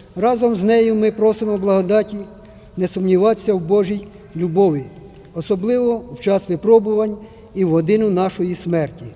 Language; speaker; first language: Ukrainian; native; Ukrainian